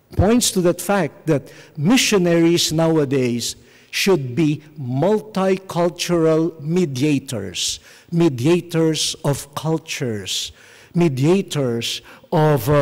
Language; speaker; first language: English; non-native, local second language; Filipino